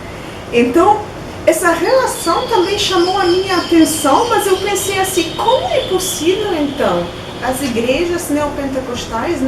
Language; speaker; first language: Portuguese; non-native, fluent; Polish